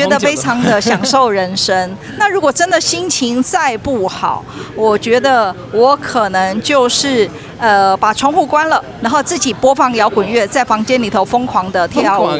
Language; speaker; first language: Chinese; native; Chinese